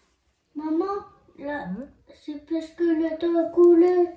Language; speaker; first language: French; native; French